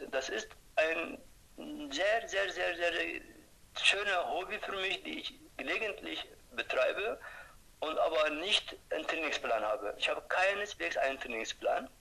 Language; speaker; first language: German; non-native, fluent; Turkish